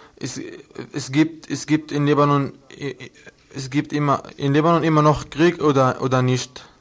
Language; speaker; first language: German; non-native, learner; Arabic